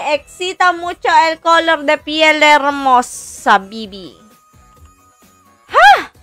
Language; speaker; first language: Spanish; non-native, learner; Filipino